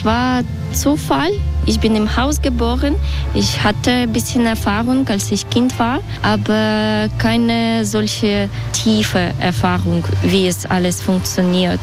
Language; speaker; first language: German; non-native, fluent; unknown